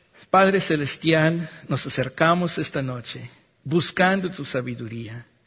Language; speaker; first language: Spanish; early bilingual, heritage; Spanish